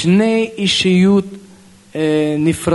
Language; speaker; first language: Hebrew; non-native, local second language; Russian